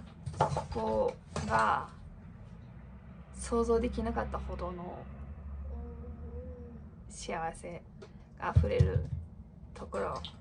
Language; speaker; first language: Japanese; non-native, fluent; English